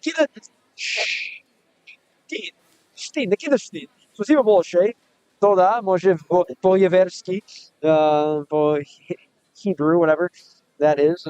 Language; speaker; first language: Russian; non-native, learner; English